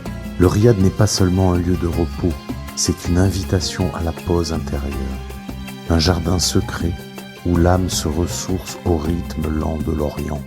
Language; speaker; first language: French; native; French